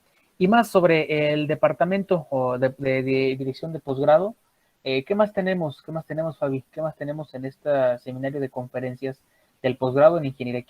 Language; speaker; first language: Spanish; native; Spanish